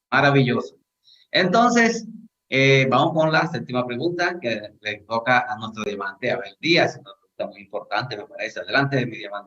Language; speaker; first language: Spanish; native; Spanish